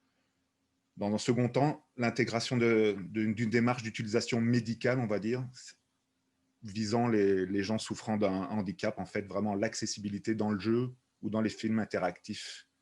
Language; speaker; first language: French; native; French